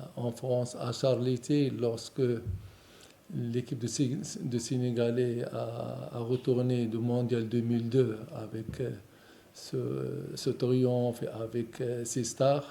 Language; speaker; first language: French; non-native, local second language; Arabic